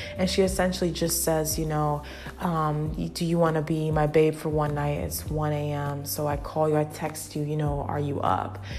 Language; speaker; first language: English; native; English